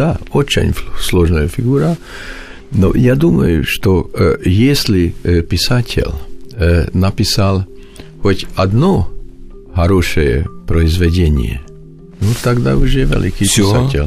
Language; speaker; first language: Russian; non-native, learner; Hungarian